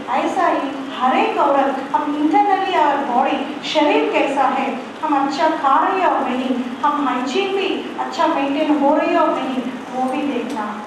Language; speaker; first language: Hindi; non-native, local second language; Telugu